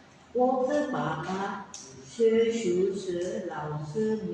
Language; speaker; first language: Chinese; non-native, learner; Indonesian